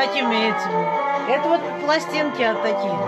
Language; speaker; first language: Russian; native; Russian